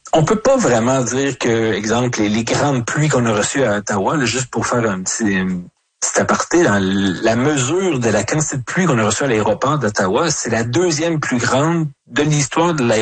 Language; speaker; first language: French; native; French